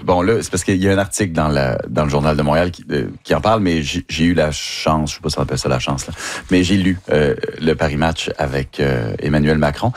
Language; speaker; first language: French; native; French